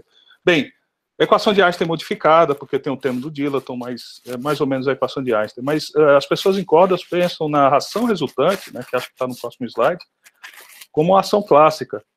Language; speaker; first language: Portuguese; native; Portuguese